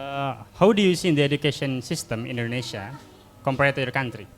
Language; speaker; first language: English; non-native, learner; Indonesian